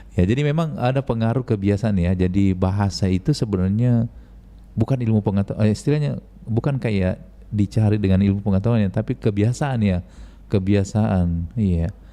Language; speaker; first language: Indonesian; native; Indonesian